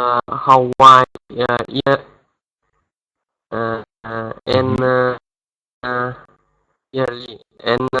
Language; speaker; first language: English; non-native, learner; Vietnamese